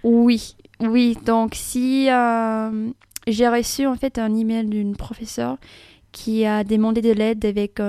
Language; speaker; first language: French; non-native, fluent; English